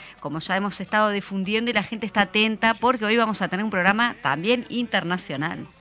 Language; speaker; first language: Spanish; native; Spanish